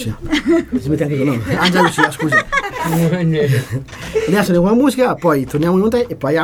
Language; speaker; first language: Italian; native; Italian